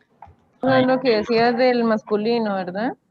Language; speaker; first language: Spanish; native; Spanish